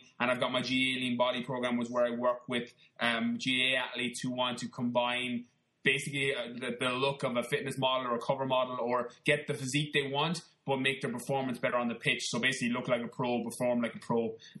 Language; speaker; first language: English; native; English